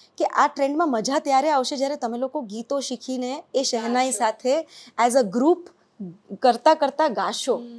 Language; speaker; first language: Gujarati; native; Gujarati